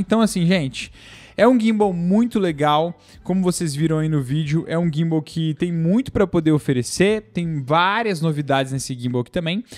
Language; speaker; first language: Portuguese; native; Portuguese